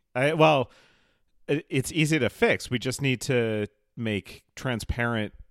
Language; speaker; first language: English; native; English